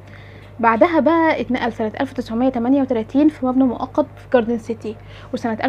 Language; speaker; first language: Arabic; native; Arabic